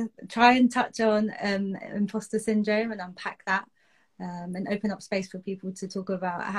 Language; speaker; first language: English; native; English